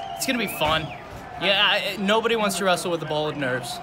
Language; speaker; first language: English; native; English